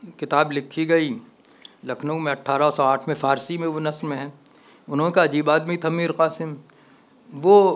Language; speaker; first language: Hindi; native; Hindi